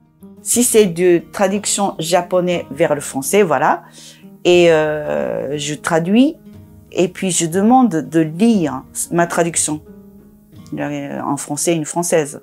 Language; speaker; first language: French; non-native, fluent; Japanese